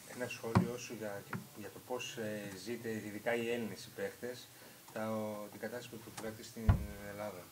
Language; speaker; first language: Greek; native; Greek